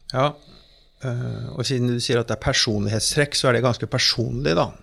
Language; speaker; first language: Norwegian; native; Norwegian